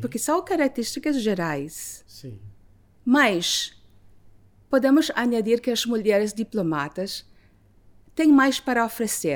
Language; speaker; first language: Portuguese; non-native, learner; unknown